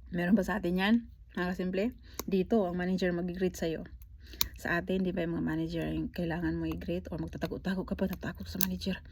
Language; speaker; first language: Filipino; native; Filipino